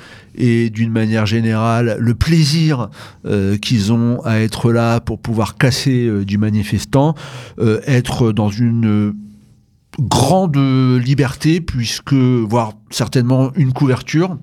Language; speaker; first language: French; native; French